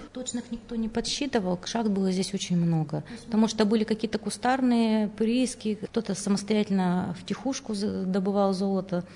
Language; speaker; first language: Russian; native; Russian